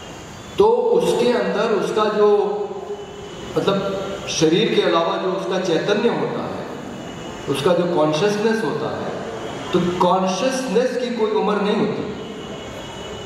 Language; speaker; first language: Hindi; native; Hindi